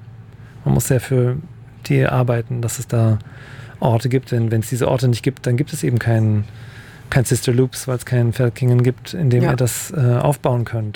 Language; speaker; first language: German; native; German